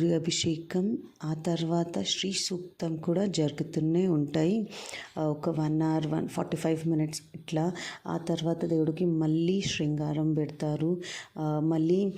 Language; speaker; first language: Telugu; non-native, local second language; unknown